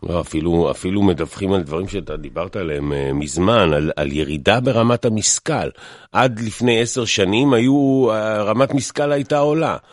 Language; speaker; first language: Hebrew; native; Hebrew